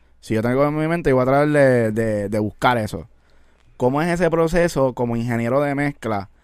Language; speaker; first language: Spanish; native; Spanish